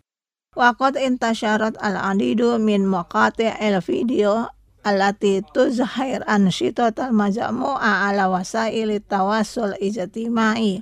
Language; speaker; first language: Arabic; non-native, fluent; Indonesian